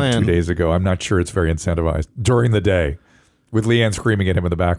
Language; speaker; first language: English; native; English